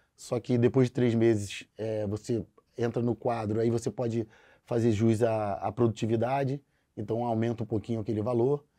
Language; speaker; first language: Portuguese; native; Portuguese